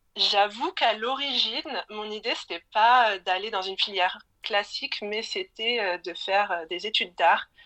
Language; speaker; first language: French; native; French